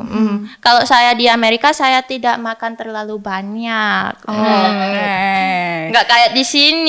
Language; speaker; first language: Indonesian; early bilingual, heritage; English